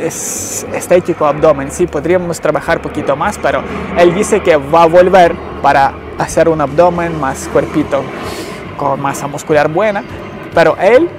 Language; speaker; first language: Spanish; non-native, learner; Ukrainian